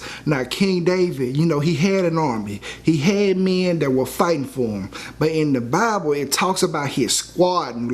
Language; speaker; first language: English; native; English